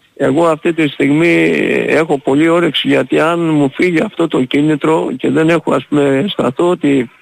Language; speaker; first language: Greek; native; Greek